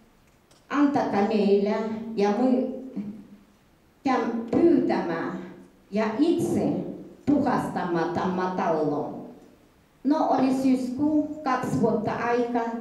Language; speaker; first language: Finnish; early bilingual, heritage; Finnish